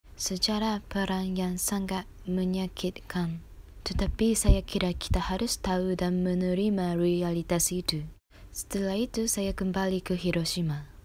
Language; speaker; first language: Indonesian; non-native, learner; Japanese